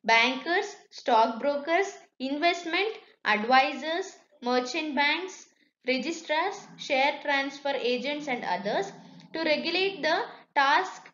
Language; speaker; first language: English; non-native, local second language; Kannada